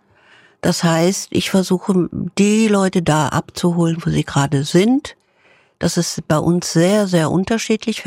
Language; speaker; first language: German; native; German